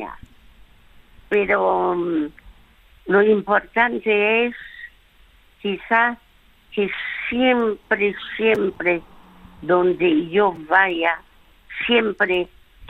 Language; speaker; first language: Spanish; early bilingual, other home language; French